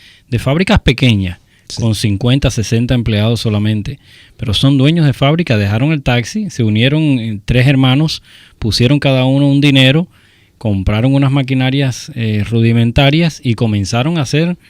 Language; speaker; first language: Spanish; native; Spanish